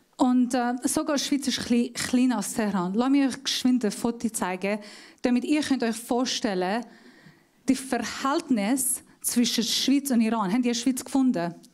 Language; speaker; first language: German; non-native, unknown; Persian